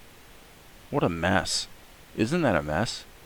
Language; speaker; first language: English; native; English